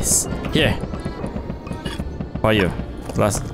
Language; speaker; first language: English; non-native, learner; Portuguese